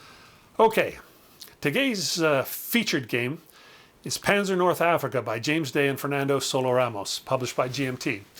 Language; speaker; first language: English; native; English